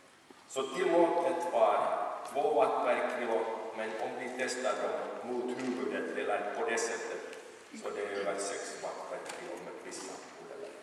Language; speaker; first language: Swedish; non-native, local second language; Finnish